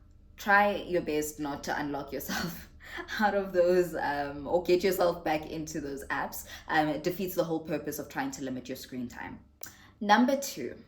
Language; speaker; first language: English; non-native, local second language; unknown